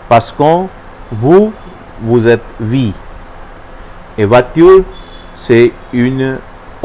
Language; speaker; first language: French; non-native, learner; Hindi